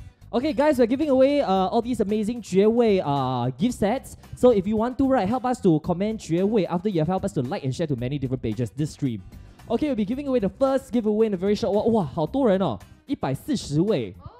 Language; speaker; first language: English; non-native, local second language; Chinese